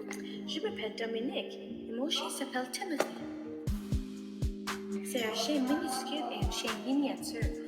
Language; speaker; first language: French; non-native, local second language; English